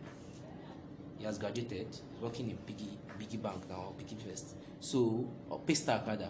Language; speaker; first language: English; non-native, local second language; Yoruba